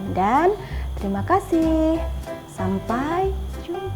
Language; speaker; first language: Indonesian; native; Indonesian